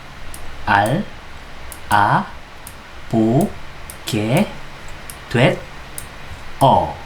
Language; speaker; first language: Indonesian; non-native, fluent; Korean